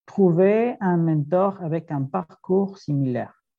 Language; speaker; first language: French; non-native, fluent; Spanish